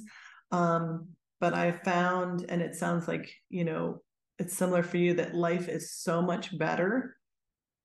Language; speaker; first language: English; native; English